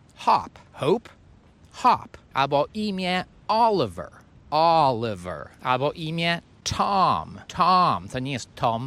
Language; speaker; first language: Polish; non-native, fluent; English